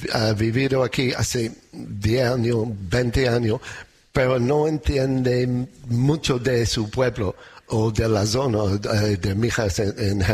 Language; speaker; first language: Spanish; non-native, learner; English